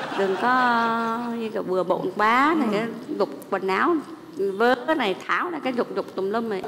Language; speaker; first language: Vietnamese; early bilingual, heritage; Vietnamese